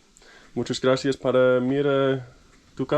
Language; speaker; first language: Spanish; non-native, learner; English